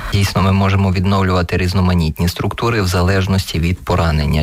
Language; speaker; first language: Ukrainian; native; Ukrainian